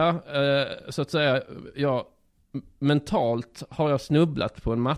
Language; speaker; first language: Swedish; native; Swedish